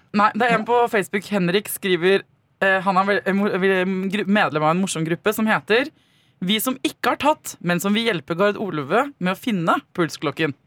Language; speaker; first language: Norwegian; native; Norwegian